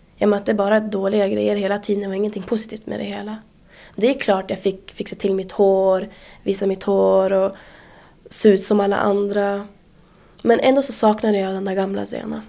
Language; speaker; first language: Swedish; early bilingual, other home language; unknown